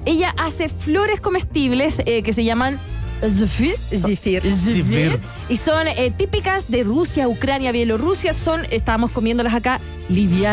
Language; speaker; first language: Spanish; native; Spanish